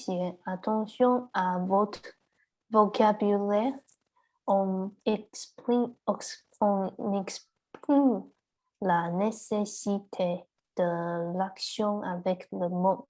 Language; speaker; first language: French; non-native, learner; Chinese